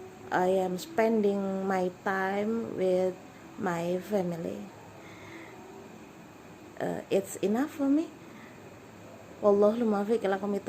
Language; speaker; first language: English; non-native, learner; Indonesian